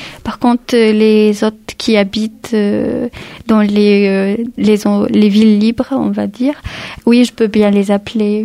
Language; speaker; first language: French; early bilingual, other home language; Arabic